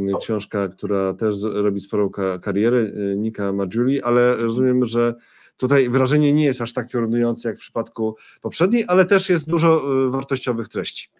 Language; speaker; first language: Polish; native; Polish